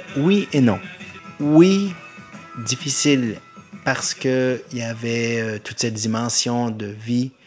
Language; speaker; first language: French; native; French